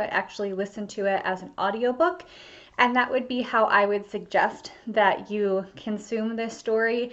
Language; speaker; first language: English; native; English